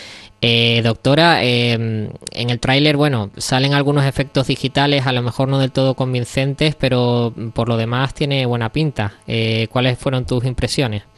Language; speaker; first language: Spanish; native; Spanish